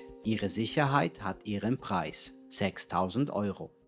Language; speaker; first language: German; native; German